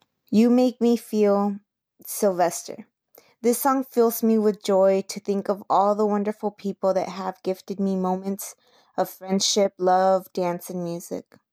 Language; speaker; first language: English; early bilingual, other home language; Spanish